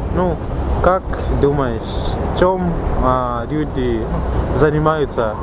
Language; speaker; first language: Russian; non-native, learner; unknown